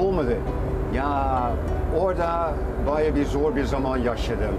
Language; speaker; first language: Turkish; non-native, fluent; Dutch